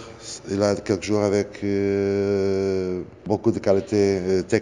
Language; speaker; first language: French; non-native, fluent; Portuguese